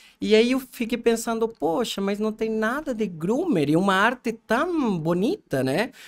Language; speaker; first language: Portuguese; non-native, fluent; Spanish